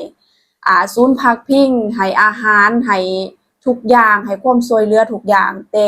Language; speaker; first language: Thai; non-native, local second language; Lao